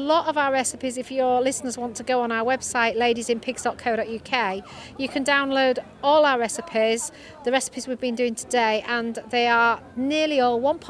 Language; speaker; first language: English; native; English